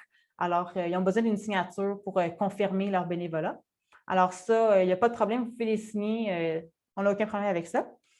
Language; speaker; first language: French; native; French